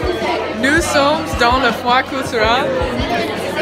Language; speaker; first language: French; non-native, learner; English